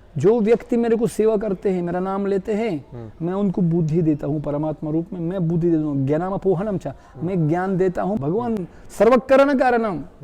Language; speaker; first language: Hindi; non-native, fluent; Russian